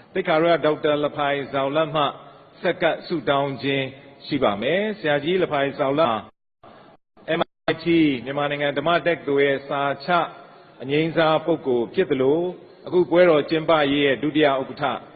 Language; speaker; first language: Burmese; native; Burmese